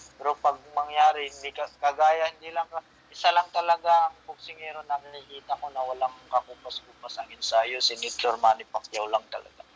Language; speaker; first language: Filipino; non-native, local second language; Cebuano